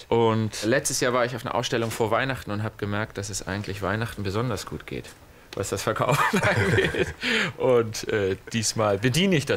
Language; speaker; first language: German; native; German